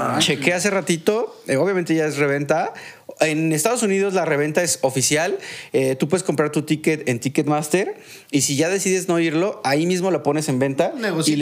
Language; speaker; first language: Spanish; native; Spanish